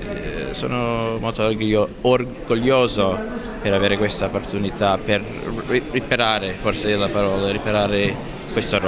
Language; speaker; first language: Italian; non-native, learner; English